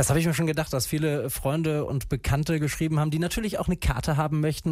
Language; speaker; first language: German; native; German